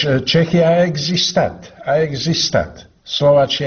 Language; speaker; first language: Romanian; non-native, learner; Slovak